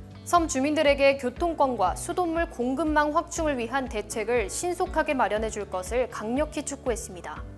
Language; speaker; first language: Korean; native; Korean